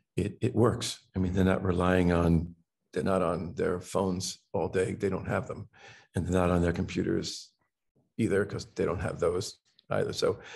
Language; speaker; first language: English; native; English